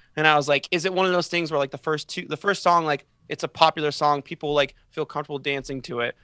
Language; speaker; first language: English; native; English